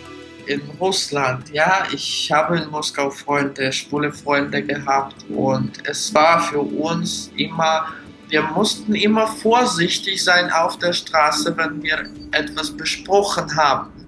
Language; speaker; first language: German; non-native, fluent; Russian